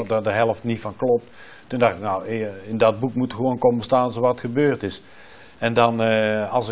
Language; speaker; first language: Dutch; native; Dutch